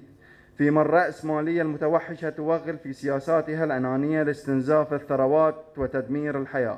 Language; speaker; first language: Arabic; native; Arabic